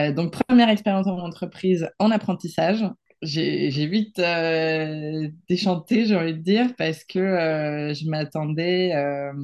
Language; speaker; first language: French; non-native, fluent; Spanish